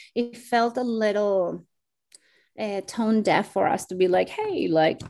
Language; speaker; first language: English; non-native, fluent; Spanish